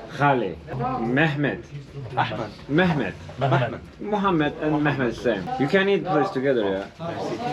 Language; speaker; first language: English; non-native, learner; Turkish